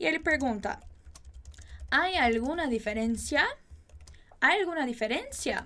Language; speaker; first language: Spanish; non-native, fluent; Portuguese